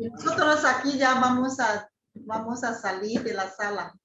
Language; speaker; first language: Spanish; non-native, fluent; Chinese